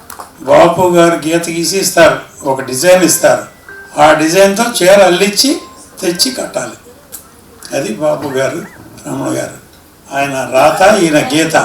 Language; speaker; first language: Telugu; native; Telugu